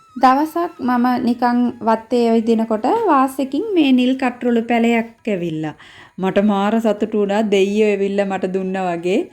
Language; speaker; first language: Sinhala; non-native, local second language; Tamil